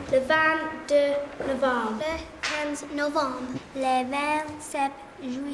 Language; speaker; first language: French; non-native, learner; English